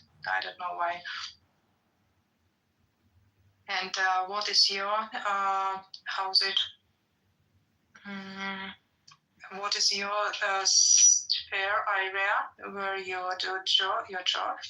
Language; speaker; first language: English; non-native, learner; Russian